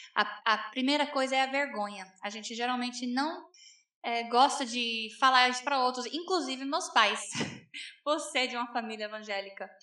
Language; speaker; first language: Portuguese; non-native, fluent; English